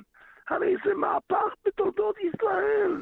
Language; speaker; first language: Hebrew; early bilingual, other home language; Yiddish